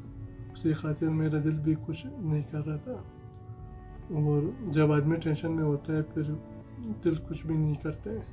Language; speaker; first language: Hindi; non-native, fluent; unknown